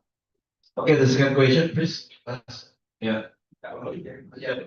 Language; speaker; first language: English; non-native, learner; Indonesian